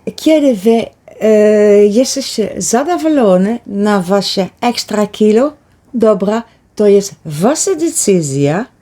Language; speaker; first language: Polish; early bilingual, heritage; Polish